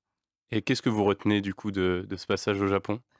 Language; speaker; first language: French; native; French